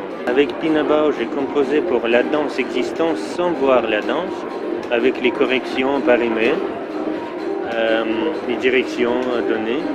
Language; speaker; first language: French; non-native, fluent; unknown